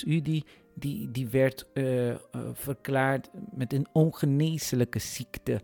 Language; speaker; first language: Dutch; non-native, fluent; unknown